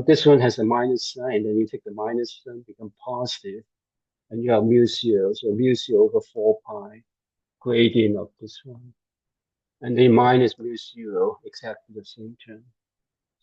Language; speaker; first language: English; non-native, fluent; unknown